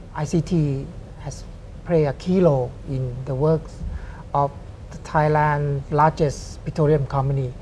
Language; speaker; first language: English; non-native, fluent; Thai